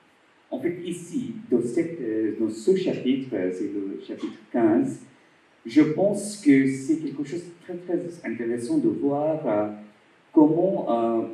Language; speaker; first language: French; non-native, fluent; Bangla